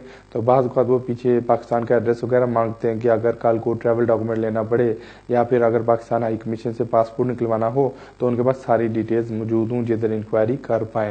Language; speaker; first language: Urdu; native; Urdu